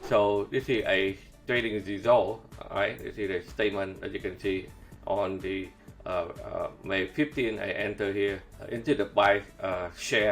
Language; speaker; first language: English; non-native, fluent; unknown